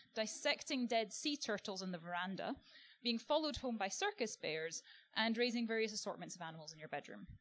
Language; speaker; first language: English; native; English